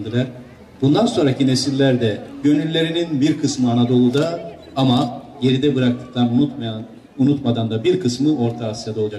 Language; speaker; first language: Turkish; native; Turkish